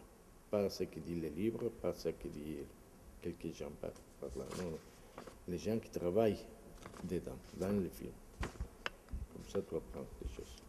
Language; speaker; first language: French; non-native, fluent; Spanish